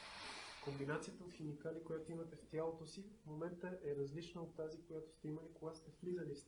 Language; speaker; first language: Bulgarian; native; Bulgarian